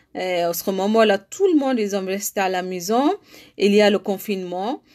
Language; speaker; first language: French; non-native, learner; Arabic